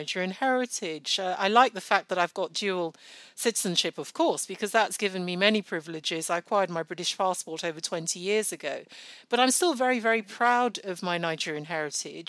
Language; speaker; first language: English; non-native, local second language; Yoruba